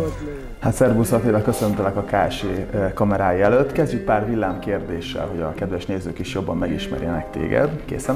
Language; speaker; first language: Hungarian; native; Hungarian